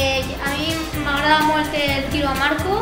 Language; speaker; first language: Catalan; non-native, local second language; Spanish